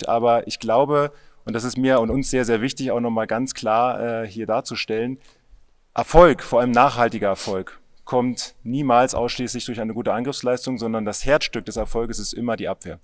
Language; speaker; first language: German; native; German